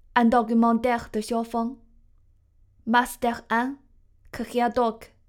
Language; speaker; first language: French; non-native, fluent; Chinese